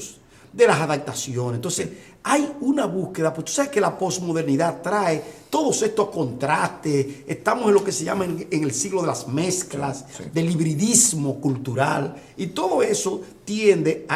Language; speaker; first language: Spanish; native; Spanish